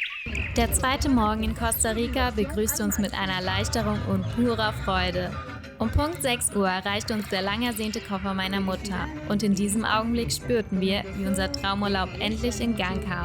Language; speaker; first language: German; native; German